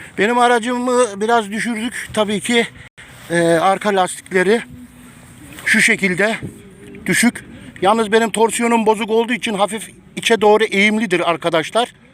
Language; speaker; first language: Turkish; native; Turkish